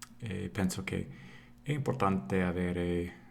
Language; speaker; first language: Italian; non-native, learner; English